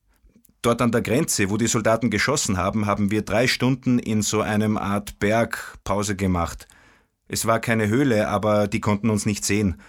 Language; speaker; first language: German; non-native, fluent; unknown